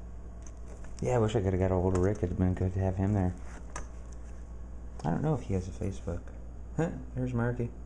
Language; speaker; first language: English; native; English